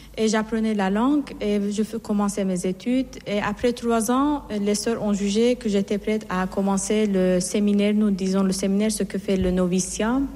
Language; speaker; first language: French; non-native, fluent; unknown